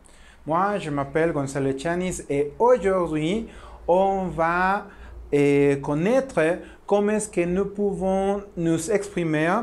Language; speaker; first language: French; non-native, learner; Spanish